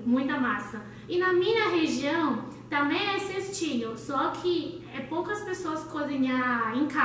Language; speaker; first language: Portuguese; non-native, learner; Chinese